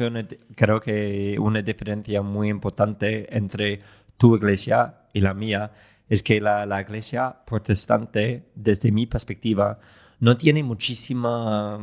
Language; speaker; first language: Spanish; non-native, fluent; English